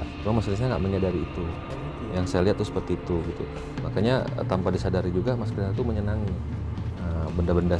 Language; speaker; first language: Indonesian; native; Indonesian